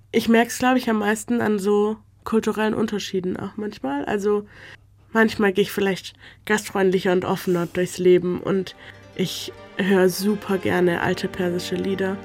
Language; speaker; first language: German; native; German